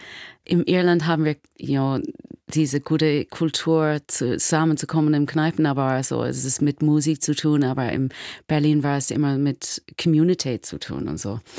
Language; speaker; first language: German; non-native, learner; English